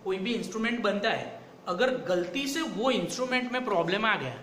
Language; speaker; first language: Hindi; non-native, local second language; Gujarati